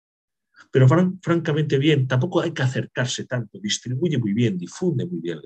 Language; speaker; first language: Spanish; native; Spanish